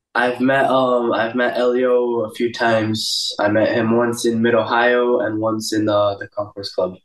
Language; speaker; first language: English; early bilingual, other home language; Portuguese